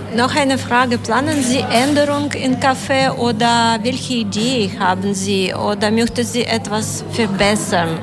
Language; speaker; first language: German; non-native, learner; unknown